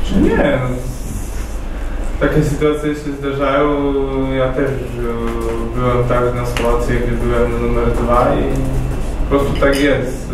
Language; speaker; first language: Polish; non-native, fluent; Slovak